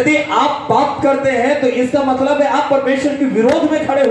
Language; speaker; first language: Hindi; native; Hindi